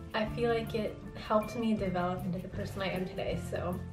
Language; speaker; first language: English; native; English